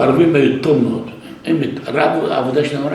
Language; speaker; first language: Hebrew; non-native, local second language; Arabic